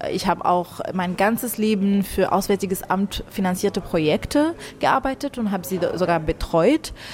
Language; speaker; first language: German; non-native, fluent; Arabic